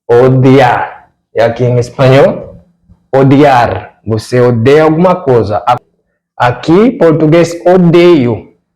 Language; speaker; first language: Portuguese; non-native, fluent; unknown